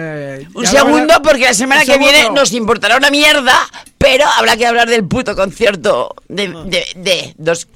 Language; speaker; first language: Spanish; native; Spanish